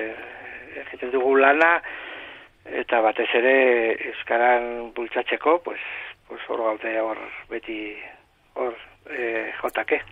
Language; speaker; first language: Basque; non-native, local second language; Spanish